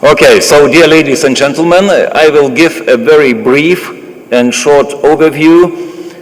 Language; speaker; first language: English; non-native, fluent; Lithuanian